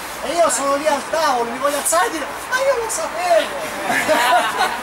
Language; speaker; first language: Italian; native; Italian